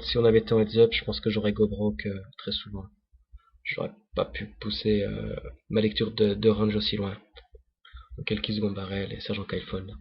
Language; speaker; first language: French; native; French